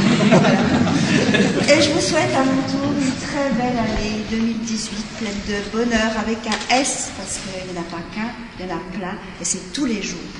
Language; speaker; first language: French; native; French